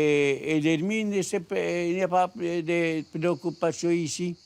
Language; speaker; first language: French; non-native, learner; Spanish